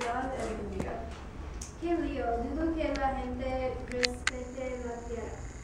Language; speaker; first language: Spanish; non-native, learner; English